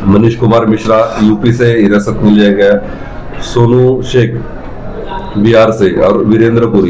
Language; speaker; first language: Hindi; non-native, local second language; Marathi